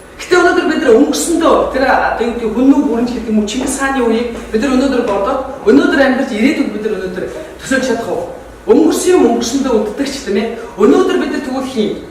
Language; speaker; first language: Mongolian; native; Mongolian